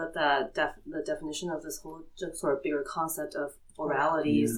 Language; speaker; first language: English; early bilingual, other home language; Chinese